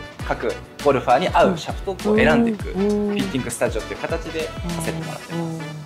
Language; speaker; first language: Japanese; native; Japanese